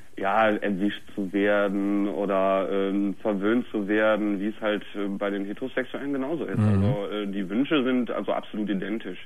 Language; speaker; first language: German; native; German